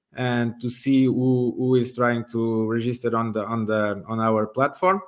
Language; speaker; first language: English; non-native, fluent; Portuguese